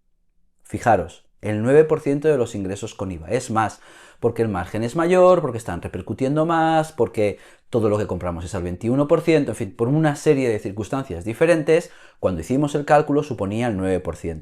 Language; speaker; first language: Spanish; native; Spanish